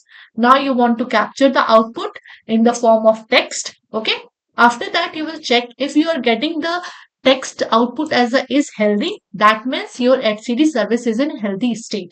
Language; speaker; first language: English; non-native, local second language; Hindi